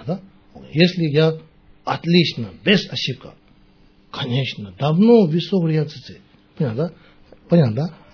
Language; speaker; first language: Russian; non-native, learner; Tibetan